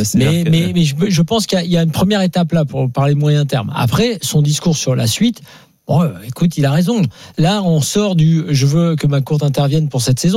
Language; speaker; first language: French; native; French